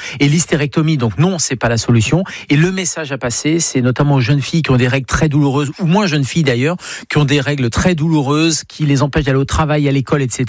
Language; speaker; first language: French; native; French